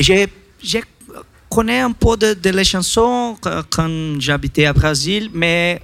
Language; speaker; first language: French; non-native, learner; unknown